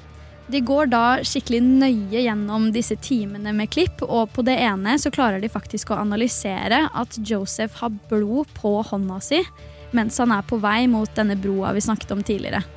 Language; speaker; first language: Norwegian; native; Norwegian